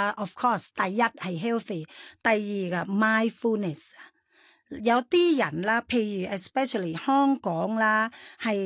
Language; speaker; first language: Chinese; non-native, fluent; Thai